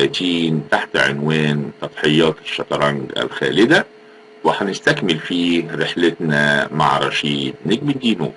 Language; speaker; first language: Arabic; native; Arabic